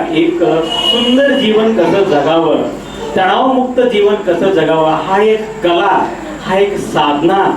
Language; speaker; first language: Marathi; non-native, local second language; Kannada